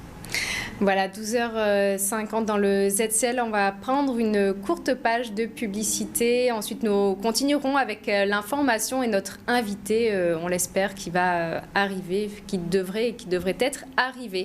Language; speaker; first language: French; native; French